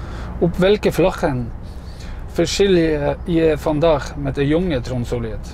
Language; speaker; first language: Dutch; non-native, fluent; Norwegian